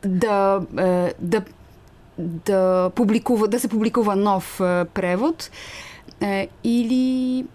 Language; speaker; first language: Bulgarian; non-native, fluent; Polish